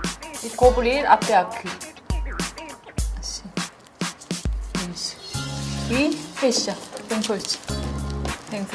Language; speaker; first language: Portuguese; non-native, learner; Korean